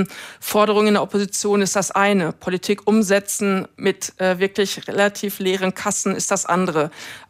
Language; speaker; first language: German; native; German